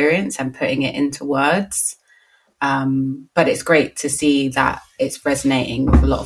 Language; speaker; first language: English; native; English